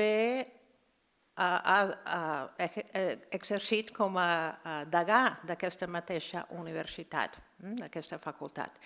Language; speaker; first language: Catalan; non-native, fluent; English